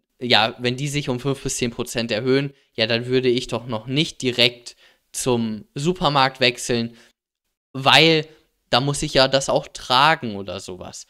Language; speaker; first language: German; native; German